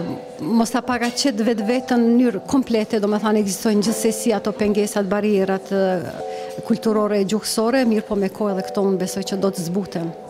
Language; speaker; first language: Albanian; native; Albanian